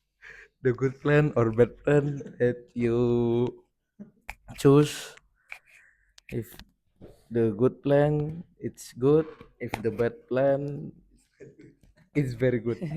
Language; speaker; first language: English; non-native, learner; Indonesian